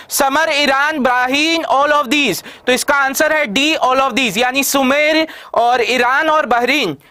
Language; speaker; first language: Hindi; native; Hindi